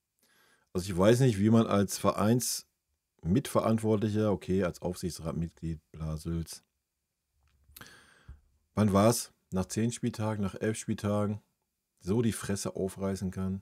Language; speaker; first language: German; native; German